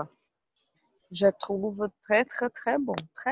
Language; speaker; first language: French; non-native, learner; Portuguese